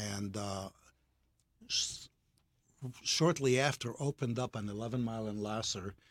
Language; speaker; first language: English; early bilingual, other home language; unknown